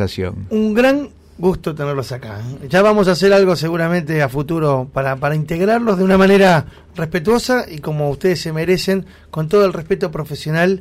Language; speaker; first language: Spanish; native; Spanish